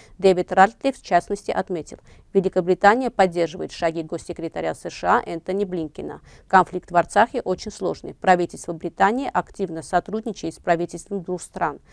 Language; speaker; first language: Russian; non-native, local second language; Armenian